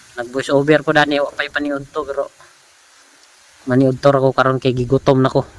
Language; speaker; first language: Cebuano; non-native, local second language; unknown